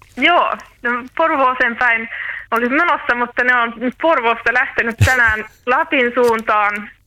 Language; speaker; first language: Finnish; native; Finnish